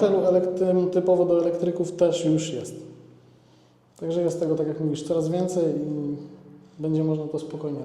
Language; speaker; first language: Polish; native; Polish